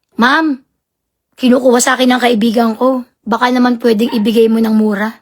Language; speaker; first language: Filipino; native; Filipino